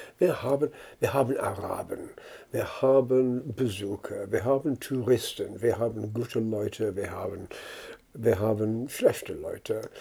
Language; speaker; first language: German; non-native, learner; English